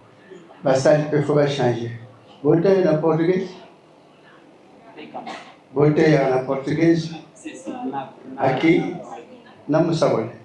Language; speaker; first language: Portuguese; non-native, learner; Lingala